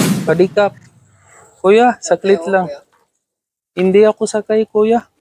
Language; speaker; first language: Filipino; non-native, learner; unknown